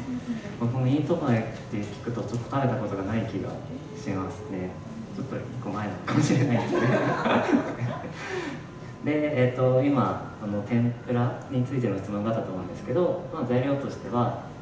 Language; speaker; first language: Japanese; native; Japanese